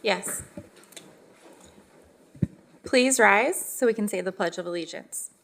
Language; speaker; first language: English; native; English